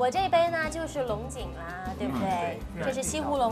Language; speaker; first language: Chinese; native; Chinese